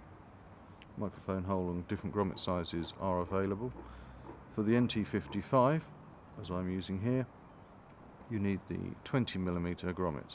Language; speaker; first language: English; native; English